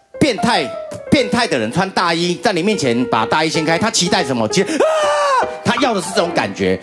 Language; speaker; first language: Chinese; native; Chinese